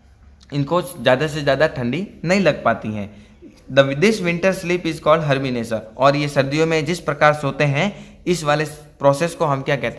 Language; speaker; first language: Hindi; native; Hindi